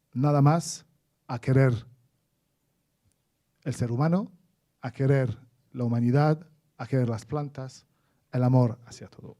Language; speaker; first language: Spanish; non-native, fluent; Arabic